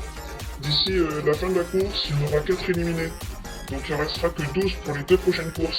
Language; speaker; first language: French; native; French